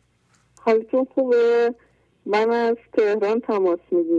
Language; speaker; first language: Persian; native; Persian